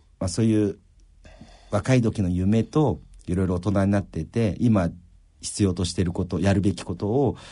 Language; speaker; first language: Japanese; early bilingual, other home language; Chinese